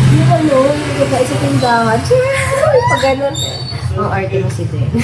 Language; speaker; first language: Filipino; native; Filipino